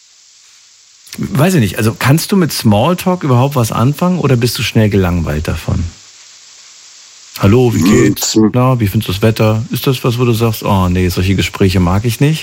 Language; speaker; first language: German; native; German